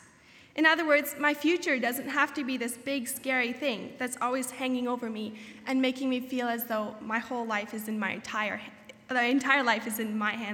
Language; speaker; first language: English; native; English